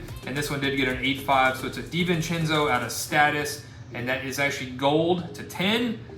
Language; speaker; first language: English; native; English